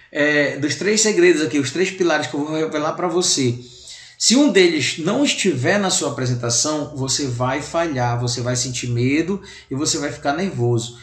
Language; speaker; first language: Portuguese; native; Portuguese